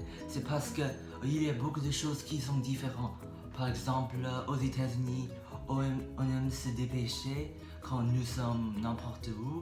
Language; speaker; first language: French; non-native, learner; English